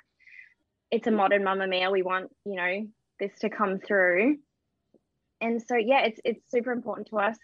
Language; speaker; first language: English; native; English